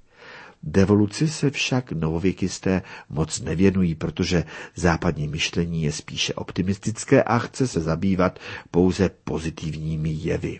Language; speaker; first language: Czech; native; Czech